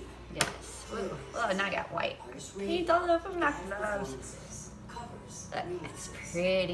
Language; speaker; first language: English; native; English